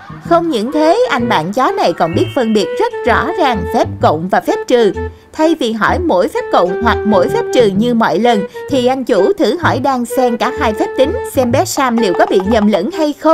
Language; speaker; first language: Vietnamese; native; Vietnamese